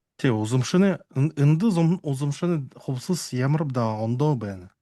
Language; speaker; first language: Mongolian; non-native, learner; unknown